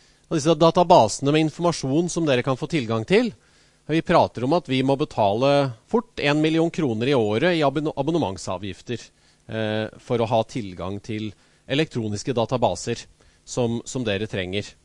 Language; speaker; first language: Norwegian; native; Norwegian